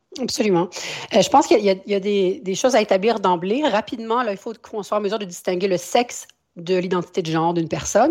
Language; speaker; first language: French; native; French